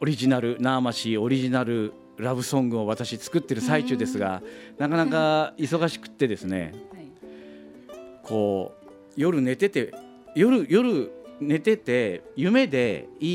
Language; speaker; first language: Japanese; native; Japanese